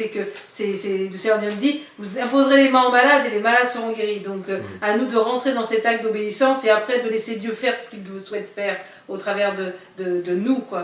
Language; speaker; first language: French; native; French